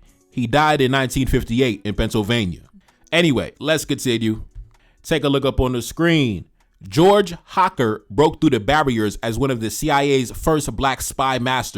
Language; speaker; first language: English; native; English